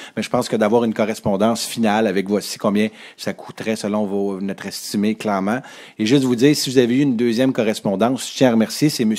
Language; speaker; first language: French; native; French